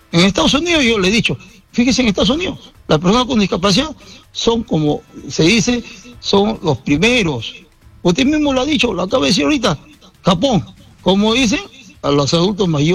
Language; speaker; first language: Spanish; native; Spanish